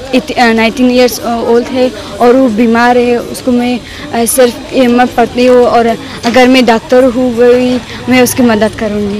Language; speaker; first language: Hindi; non-native, learner; Persian